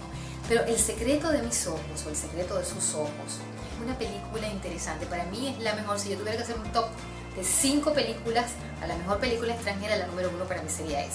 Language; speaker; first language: Spanish; native; Spanish